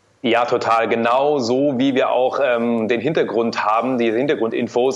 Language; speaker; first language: German; native; German